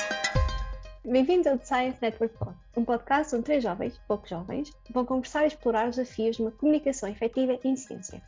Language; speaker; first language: Portuguese; native; Portuguese